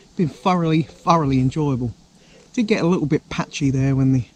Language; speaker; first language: English; native; English